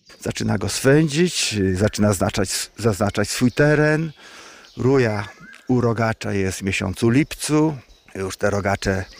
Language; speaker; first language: Polish; native; Polish